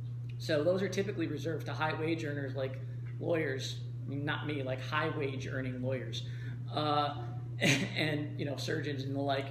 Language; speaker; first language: English; native; English